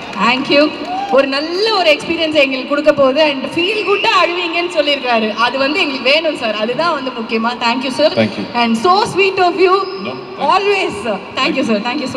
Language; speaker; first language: Tamil; native; Tamil